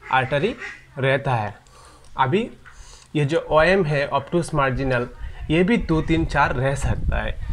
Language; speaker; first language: Hindi; non-native, local second language; Bangla